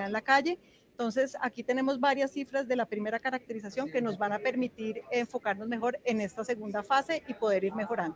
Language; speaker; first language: Spanish; native; Spanish